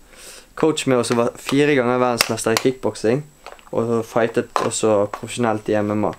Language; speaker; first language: Norwegian; native; Norwegian